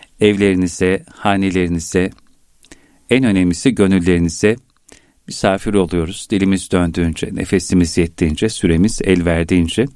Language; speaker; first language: Turkish; native; Turkish